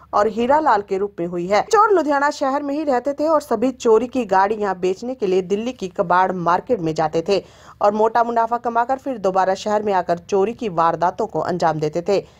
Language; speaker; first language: Hindi; non-native, local second language; Punjabi